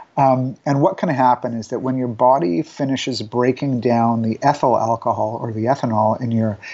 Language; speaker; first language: English; native; English